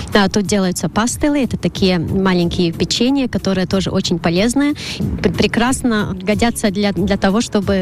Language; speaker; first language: Russian; non-native, local second language; Latvian